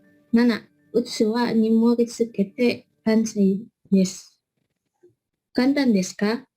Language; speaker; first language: Japanese; non-native, learner; Indonesian